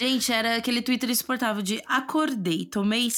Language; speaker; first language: Portuguese; native; Portuguese